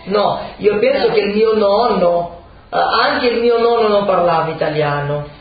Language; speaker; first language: Italian; non-native, fluent; Portuguese